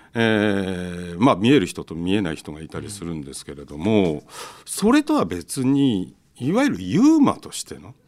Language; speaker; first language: Japanese; native; Japanese